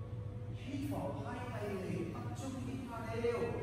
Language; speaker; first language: Vietnamese; non-native, learner; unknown